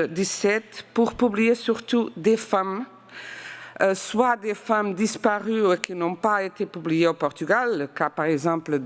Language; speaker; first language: French; non-native, fluent; Portuguese